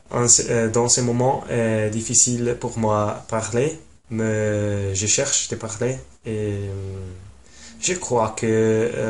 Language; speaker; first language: French; non-native, learner; Italian